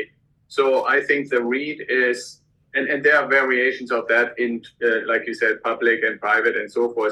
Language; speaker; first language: English; non-native, fluent; German